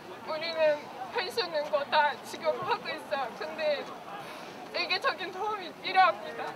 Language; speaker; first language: Korean; non-native, fluent; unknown